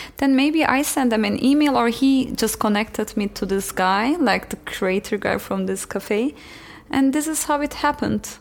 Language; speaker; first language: English; non-native, fluent; Turkish